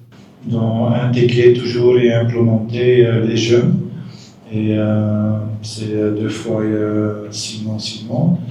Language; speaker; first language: French; non-native, fluent; Dutch